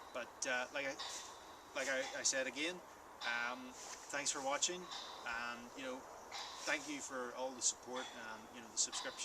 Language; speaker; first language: English; native; English